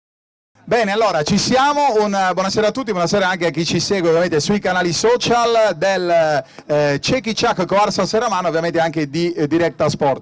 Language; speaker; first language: Italian; native; Italian